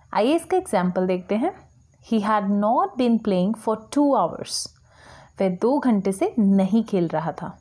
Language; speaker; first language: Hindi; native; Hindi